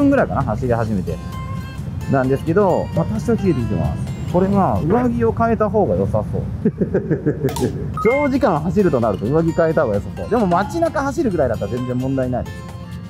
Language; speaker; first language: Japanese; native; Japanese